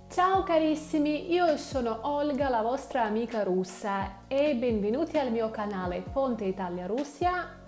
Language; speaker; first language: Italian; non-native, fluent; Russian